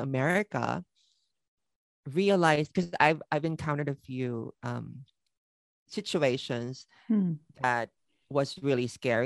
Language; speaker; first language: English; non-native, local second language; Filipino